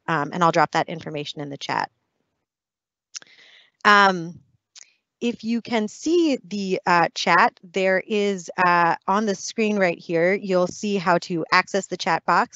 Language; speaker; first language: English; native; English